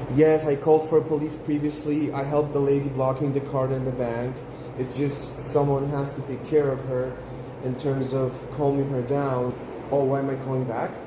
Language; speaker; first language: English; non-native, fluent; Polish